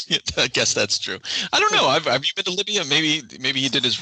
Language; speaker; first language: English; native; English